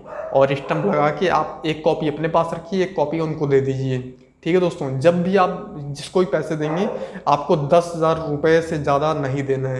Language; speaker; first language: Hindi; native; Hindi